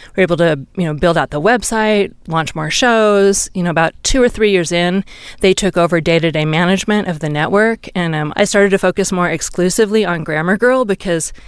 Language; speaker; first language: English; native; English